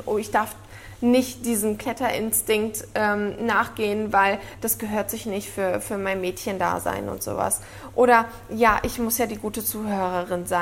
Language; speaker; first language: German; native; German